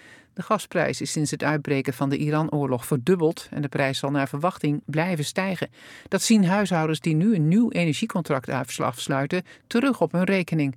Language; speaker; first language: Dutch; native; Dutch